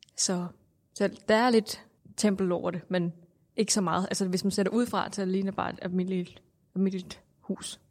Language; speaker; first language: Danish; non-native, fluent; Thai